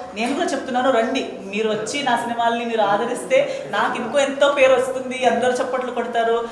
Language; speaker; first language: Telugu; non-native, fluent; Konkani